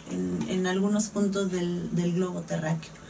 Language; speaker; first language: Spanish; native; Spanish